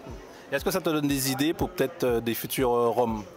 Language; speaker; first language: French; native; French